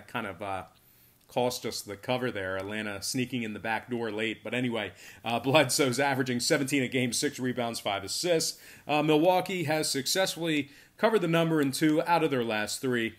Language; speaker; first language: English; native; English